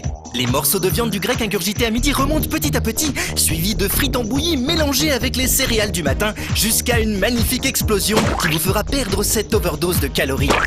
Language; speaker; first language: French; native; French